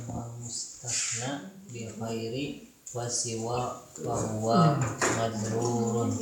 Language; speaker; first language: Arabic; non-native, learner; Indonesian